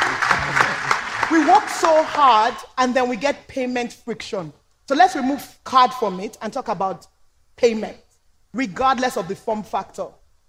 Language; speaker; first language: English; non-native, local second language; Yoruba